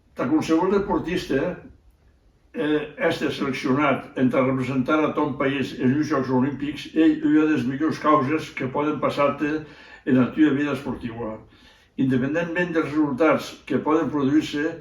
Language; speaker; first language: Catalan; non-native, local second language; Occitan